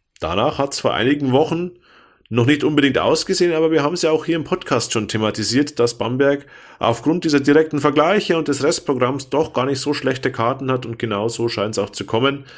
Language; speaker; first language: German; native; German